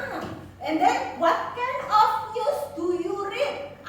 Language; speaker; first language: English; non-native, fluent; Indonesian